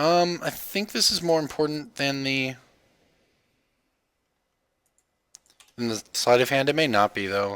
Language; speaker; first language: English; native; English